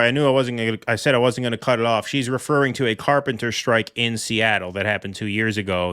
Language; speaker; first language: English; native; English